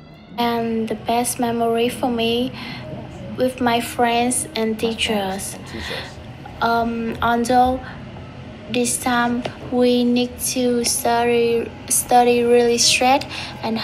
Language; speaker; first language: English; non-native, learner; Vietnamese